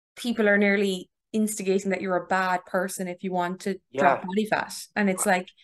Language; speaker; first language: English; native; English